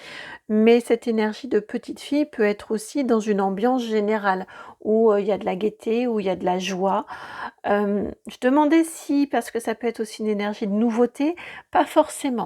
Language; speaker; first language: French; native; French